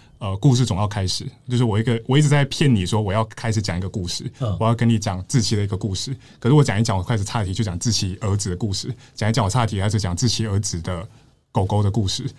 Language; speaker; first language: Chinese; native; Chinese